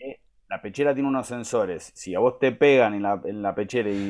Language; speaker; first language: Spanish; native; Spanish